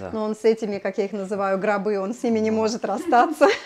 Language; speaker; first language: Russian; native; Russian